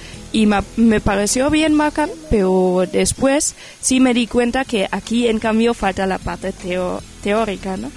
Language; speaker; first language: Spanish; non-native, fluent; German